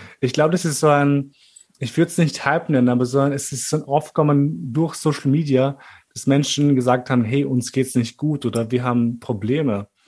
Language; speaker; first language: German; early bilingual, other home language; Albanian